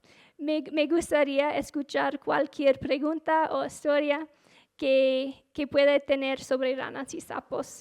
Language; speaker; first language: Spanish; non-native, fluent; English